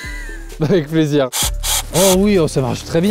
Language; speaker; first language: French; native; French